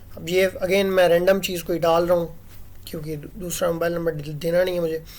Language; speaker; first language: Urdu; non-native, local second language; Sindhi